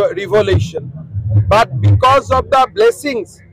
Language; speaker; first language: English; non-native, local second language; Assamese